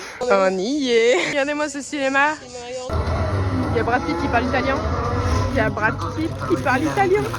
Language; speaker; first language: French; native; French